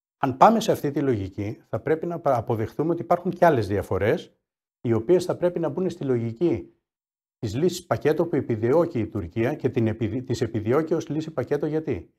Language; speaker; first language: Greek; native; Greek